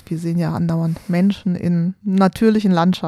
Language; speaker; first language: German; native; German